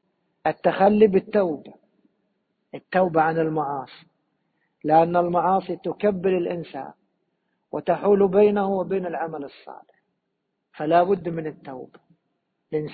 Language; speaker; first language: Arabic; native; Arabic